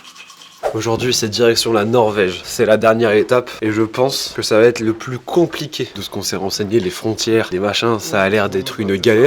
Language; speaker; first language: French; native; French